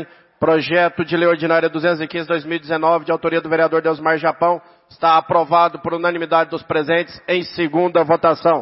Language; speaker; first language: Portuguese; native; Portuguese